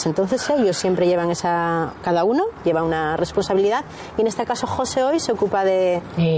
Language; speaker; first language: Spanish; native; Spanish